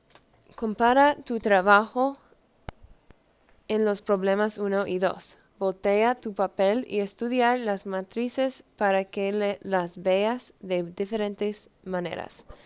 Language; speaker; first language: Spanish; early bilingual, heritage; Spanish